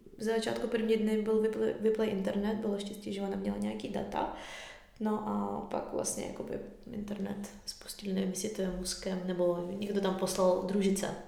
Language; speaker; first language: Czech; early bilingual, other home language; Russian